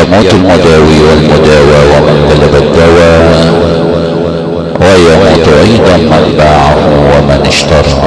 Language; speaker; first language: Arabic; native; Arabic